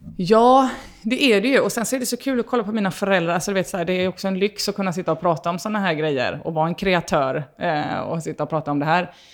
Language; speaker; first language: Swedish; native; Swedish